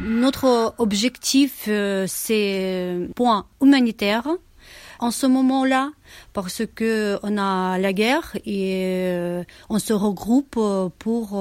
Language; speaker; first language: French; non-native, learner; Ukrainian